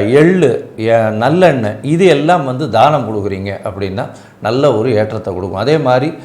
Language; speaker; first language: Tamil; native; Tamil